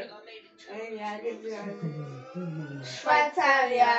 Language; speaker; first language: Polish; non-native, learner; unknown